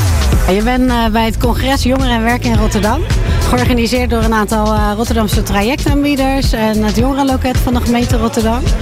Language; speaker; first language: Dutch; native; Dutch